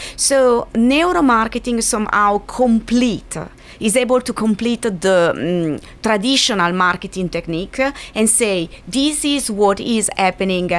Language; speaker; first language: English; non-native, fluent; Italian